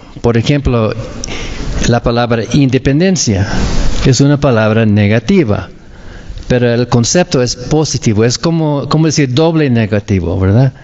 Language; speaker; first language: Spanish; non-native, fluent; English